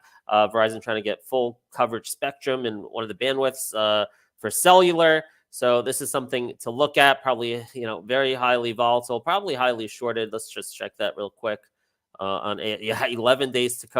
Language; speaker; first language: English; native; English